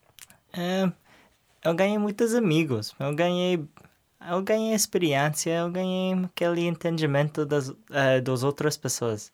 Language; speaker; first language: Portuguese; non-native, learner; English